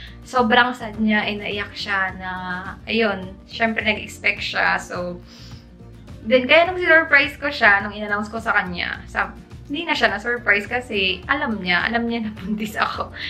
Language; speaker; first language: Filipino; native; Filipino